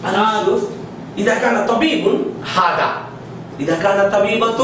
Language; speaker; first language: Arabic; non-native, fluent; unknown